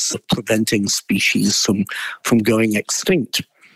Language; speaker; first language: English; native; English